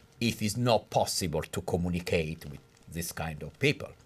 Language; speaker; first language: English; non-native, fluent; Italian